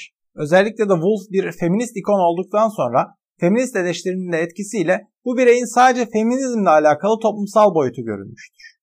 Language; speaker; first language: Turkish; native; Turkish